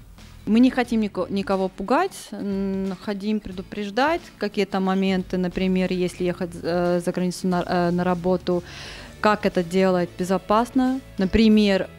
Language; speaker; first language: Russian; non-native, local second language; Estonian